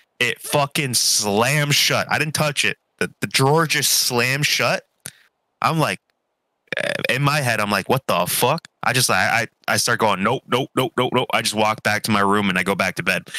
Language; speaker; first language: English; early bilingual, other home language; French